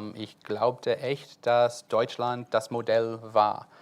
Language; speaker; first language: German; non-native, fluent; English